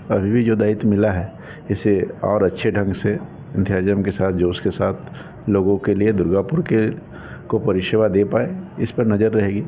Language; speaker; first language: Hindi; native; Hindi